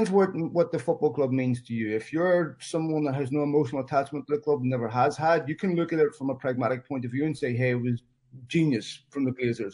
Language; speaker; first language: English; native; English